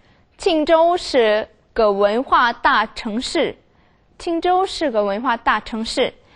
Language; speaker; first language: Chinese; non-native, fluent; Korean